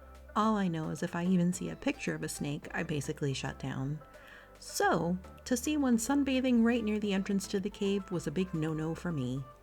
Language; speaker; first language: English; native; English